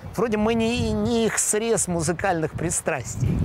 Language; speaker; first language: Russian; native; Russian